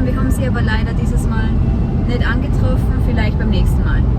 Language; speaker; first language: German; native; German